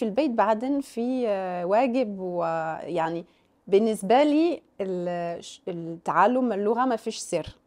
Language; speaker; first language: Arabic; non-native, fluent; French